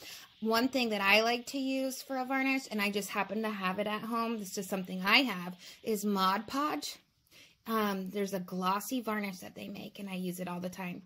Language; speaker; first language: English; native; English